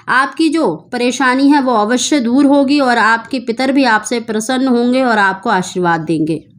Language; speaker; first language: Hindi; native; Hindi